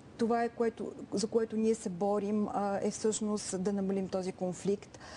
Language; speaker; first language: Bulgarian; native; Bulgarian